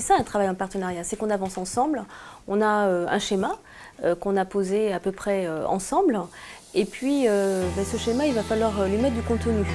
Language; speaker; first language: French; native; French